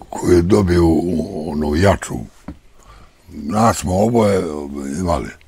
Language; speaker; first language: Croatian; native; Croatian